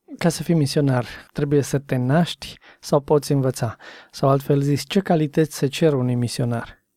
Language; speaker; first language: Romanian; native; Romanian